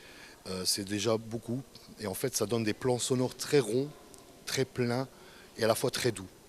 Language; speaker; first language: French; native; French